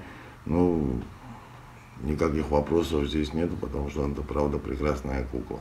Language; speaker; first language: Russian; non-native, fluent; Georgian